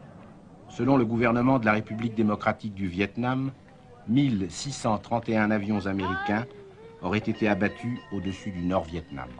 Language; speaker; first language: French; native; French